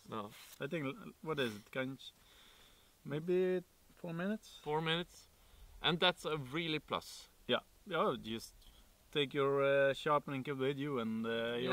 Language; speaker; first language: English; non-native, fluent; Swedish